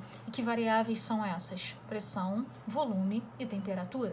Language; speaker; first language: Portuguese; native; Portuguese